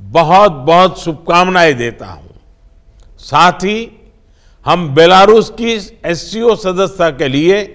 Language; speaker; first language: Hindi; non-native, local second language; Gujarati